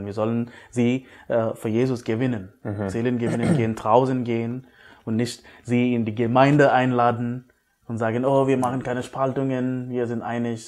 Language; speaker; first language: German; non-native, fluent; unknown